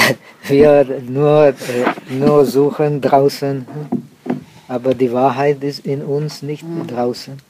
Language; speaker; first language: German; non-native, fluent; Czech